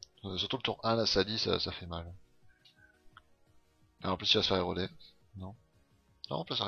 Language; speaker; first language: French; native; French